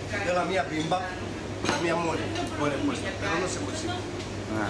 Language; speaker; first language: Italian; non-native, learner; Greek